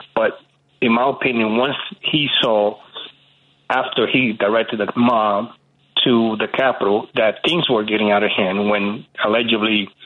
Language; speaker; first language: English; early bilingual, other home language; Spanish